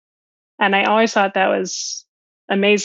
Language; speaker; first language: English; native; English